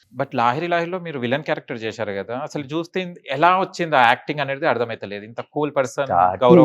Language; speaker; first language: Telugu; native; Telugu